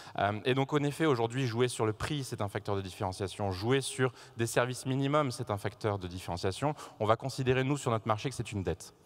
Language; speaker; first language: French; native; French